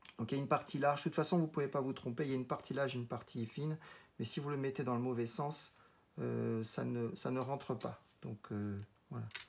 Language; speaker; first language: French; native; French